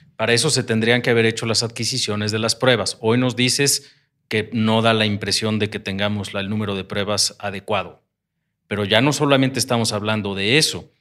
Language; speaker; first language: Spanish; native; Spanish